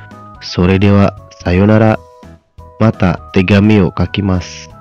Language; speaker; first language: Japanese; non-native, fluent; Indonesian